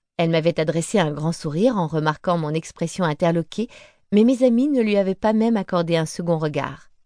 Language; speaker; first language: French; native; French